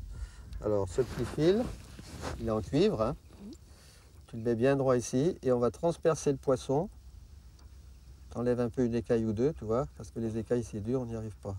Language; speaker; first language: French; native; French